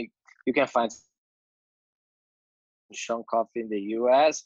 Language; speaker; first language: English; non-native, fluent; Portuguese